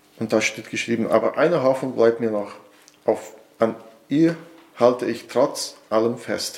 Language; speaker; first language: German; non-native, fluent; Portuguese